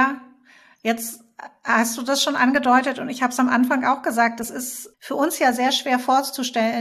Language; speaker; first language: German; native; German